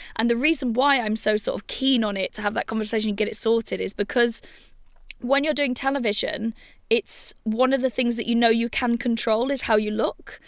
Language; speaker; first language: English; native; English